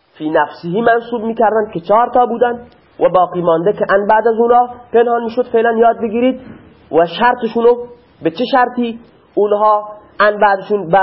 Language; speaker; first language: Persian; non-native, local second language; Baluchi